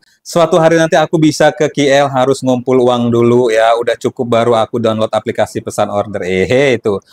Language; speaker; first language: Indonesian; native; Indonesian